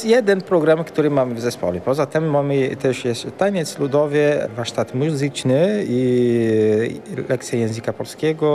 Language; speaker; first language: Polish; early bilingual, heritage; Portuguese